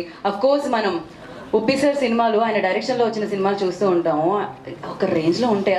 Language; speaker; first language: Telugu; native; Telugu